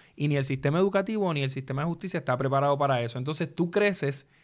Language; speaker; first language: Spanish; native; Spanish